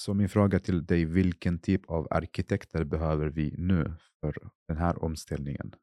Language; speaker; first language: Swedish; non-native, fluent; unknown